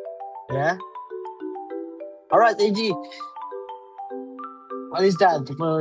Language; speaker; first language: English; non-native, learner; Indonesian